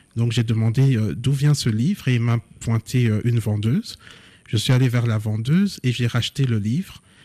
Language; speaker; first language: French; non-native, local second language; Lingala